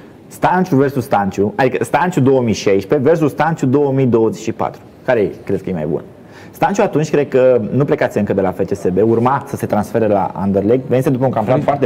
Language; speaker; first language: Romanian; native; Romanian